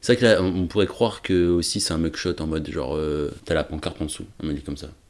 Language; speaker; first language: French; native; French